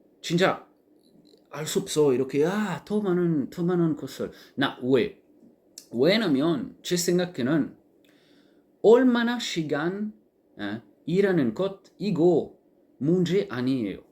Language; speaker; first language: Korean; non-native, learner; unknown